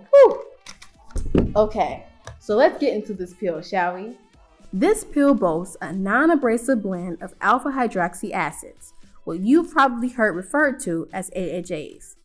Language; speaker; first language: English; native; English